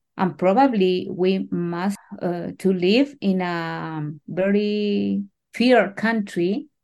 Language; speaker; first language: English; non-native, learner; Spanish